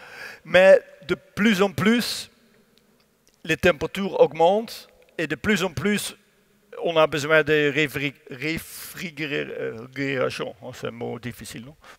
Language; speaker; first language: French; non-native, learner; Dutch